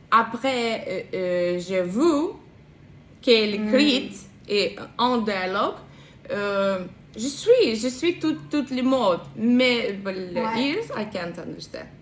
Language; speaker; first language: French; non-native, learner; Russian